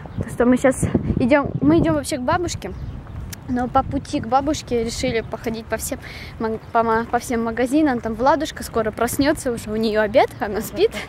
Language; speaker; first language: Russian; native; Russian